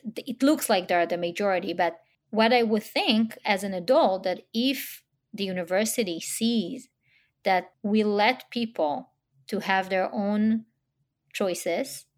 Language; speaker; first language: English; non-native, fluent; Hebrew